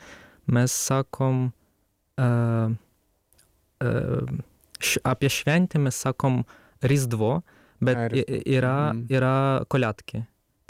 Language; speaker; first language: Lithuanian; non-native, fluent; Ukrainian